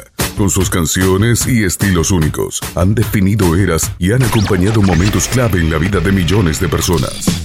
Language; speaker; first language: Spanish; native; Spanish